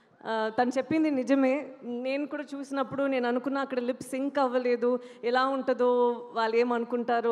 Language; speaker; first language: Telugu; non-native, local second language; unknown